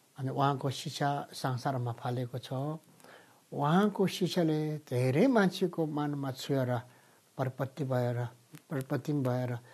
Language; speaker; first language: Nepali; non-native, fluent; Tibetan